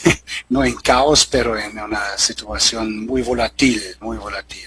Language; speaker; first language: Spanish; non-native, fluent; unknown